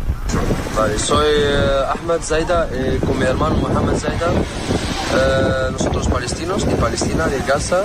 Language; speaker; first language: Spanish; non-native, learner; Arabic